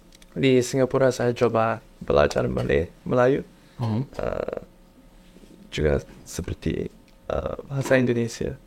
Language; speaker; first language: Indonesian; non-native, learner; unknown